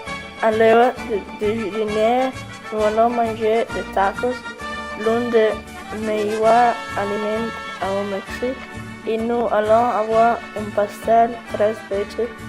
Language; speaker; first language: French; non-native, learner; Spanish